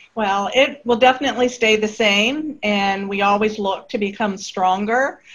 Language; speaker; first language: English; native; English